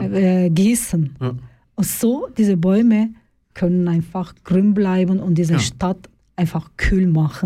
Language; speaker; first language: German; non-native, learner; Turkish